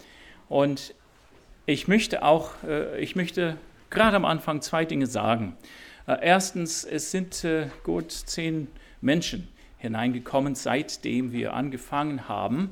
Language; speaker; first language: German; non-native, fluent; English